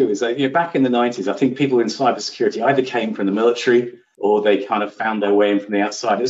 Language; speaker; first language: English; native; English